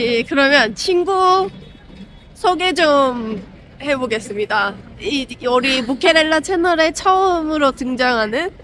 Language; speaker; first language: Korean; non-native, fluent; Turkish